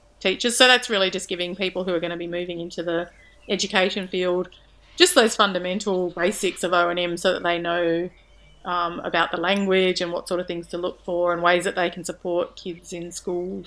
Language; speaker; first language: English; native; English